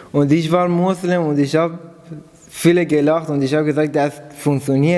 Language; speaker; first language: German; non-native, learner; Persian